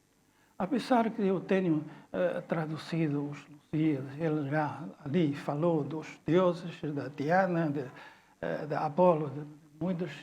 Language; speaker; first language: Portuguese; non-native, fluent; Chinese